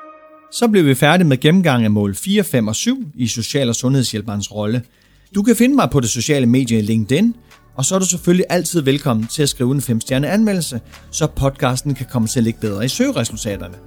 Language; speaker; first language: Danish; native; Danish